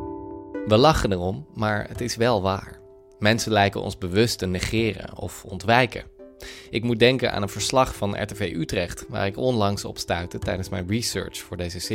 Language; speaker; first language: Dutch; native; Dutch